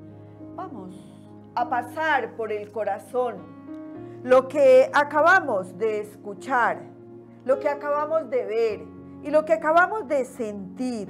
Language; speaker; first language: Spanish; native; Spanish